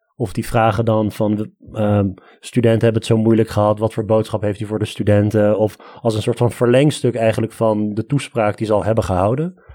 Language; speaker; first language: Dutch; early bilingual, other home language; Armenian